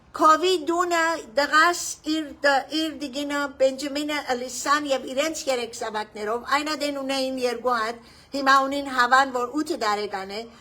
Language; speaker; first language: Armenian; early bilingual, heritage; Armenian